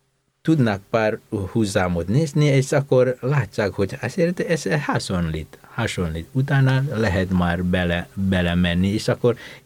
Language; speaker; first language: Hungarian; non-native, fluent; Indonesian